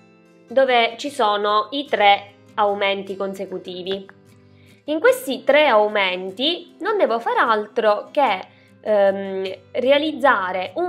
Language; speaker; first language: Italian; native; Italian